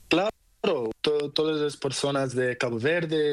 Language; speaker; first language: Spanish; non-native, learner; Portuguese